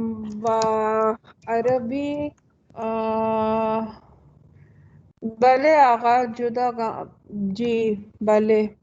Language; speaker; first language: Persian; non-native, learner; Urdu